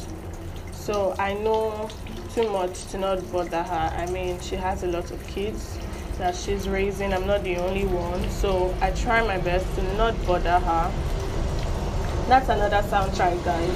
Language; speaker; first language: English; non-native, local second language; Yoruba